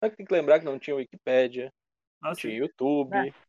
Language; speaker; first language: Portuguese; native; Portuguese